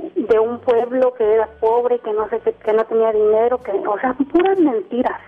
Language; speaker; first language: Spanish; native; Spanish